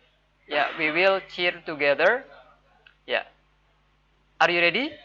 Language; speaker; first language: English; non-native, fluent; Indonesian